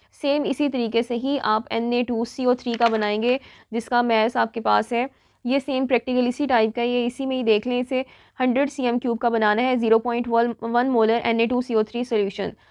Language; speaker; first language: Urdu; non-native, local second language; Punjabi